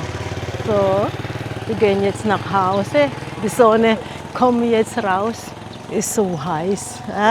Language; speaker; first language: German; non-native, fluent; Filipino